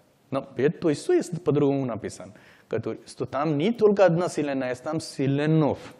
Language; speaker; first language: Russian; non-native, learner; Hindi